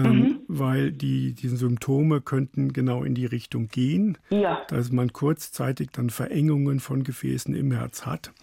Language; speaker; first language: German; native; German